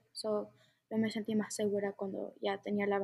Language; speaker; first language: Spanish; early bilingual, heritage; Spanish